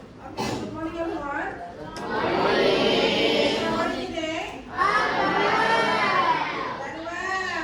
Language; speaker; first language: English; non-native, fluent; Indonesian